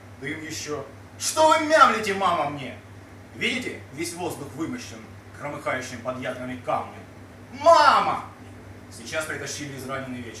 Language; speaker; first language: Russian; native; Russian